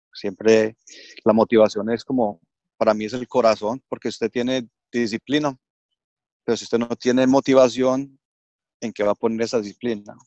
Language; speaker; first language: Spanish; early bilingual, heritage; English